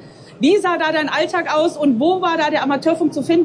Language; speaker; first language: German; native; German